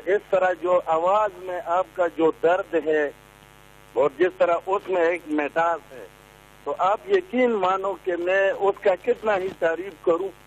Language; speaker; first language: Urdu; non-native, local second language; Pashto